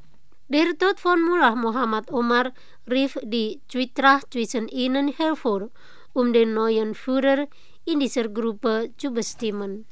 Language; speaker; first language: German; non-native, fluent; Indonesian